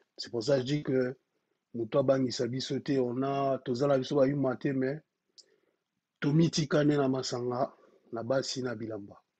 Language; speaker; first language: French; non-native, local second language; Lingala